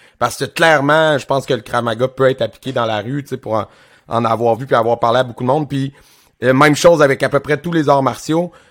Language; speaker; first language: French; native; French